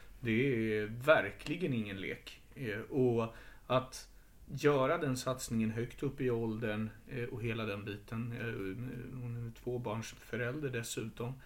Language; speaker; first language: Swedish; native; Swedish